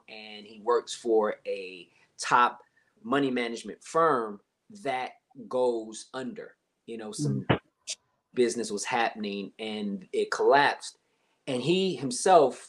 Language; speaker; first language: English; native; English